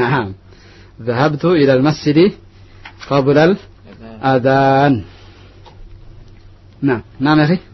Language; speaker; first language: Arabic; non-native, learner; Indonesian